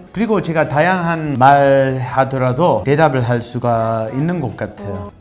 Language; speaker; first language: Korean; non-native, fluent; English